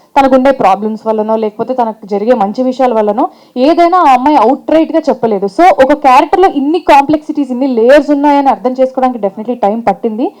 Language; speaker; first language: Telugu; native; Telugu